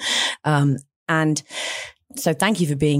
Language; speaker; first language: English; native; English